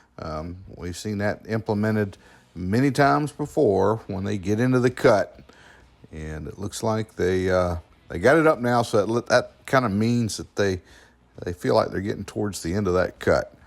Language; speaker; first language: English; native; English